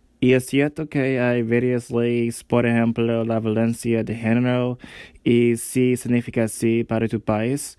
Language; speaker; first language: Spanish; non-native, learner; English